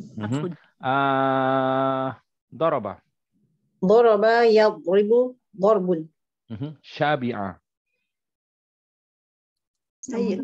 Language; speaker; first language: Arabic; non-native, fluent; Malay